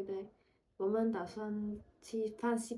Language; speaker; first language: Chinese; non-native, learner; Vietnamese